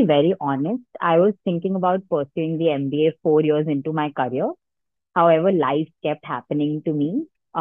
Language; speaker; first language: English; non-native, local second language; Hindi